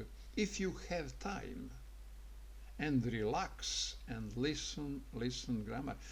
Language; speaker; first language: English; non-native, learner; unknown